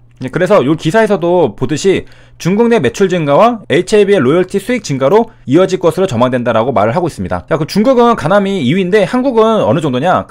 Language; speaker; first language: Korean; native; Korean